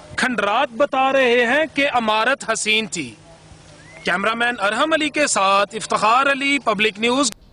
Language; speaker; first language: Urdu; non-native, local second language; Punjabi